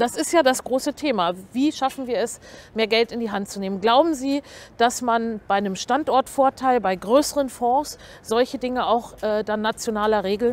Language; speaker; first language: German; native; German